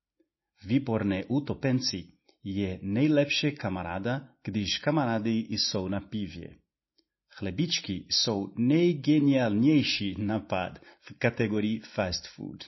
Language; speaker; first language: Czech; non-native, learner; Portuguese